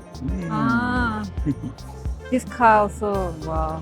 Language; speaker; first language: English; non-native, learner; Thai